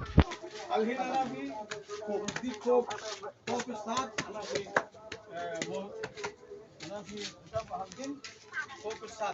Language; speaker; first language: Arabic; non-native, learner; Bangla